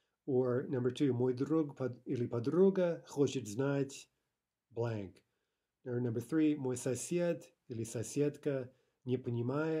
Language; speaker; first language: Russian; non-native, fluent; English